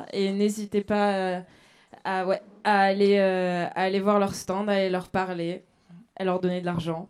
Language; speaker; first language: French; native; French